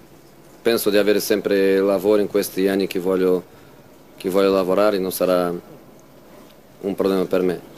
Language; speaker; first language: Italian; non-native, fluent; Portuguese